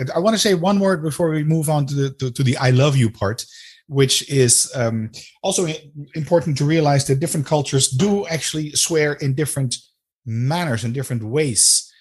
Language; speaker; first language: English; non-native, fluent; Dutch